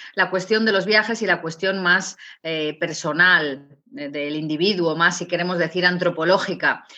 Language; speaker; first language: Spanish; native; Spanish